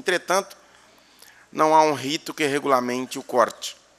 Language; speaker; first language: Portuguese; native; Portuguese